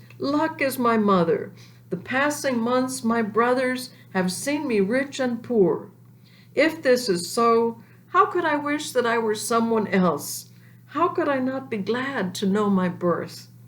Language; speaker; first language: English; native; English